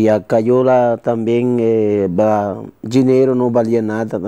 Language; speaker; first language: Portuguese; non-native, learner; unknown